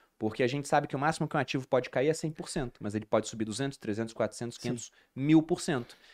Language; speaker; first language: Portuguese; native; Portuguese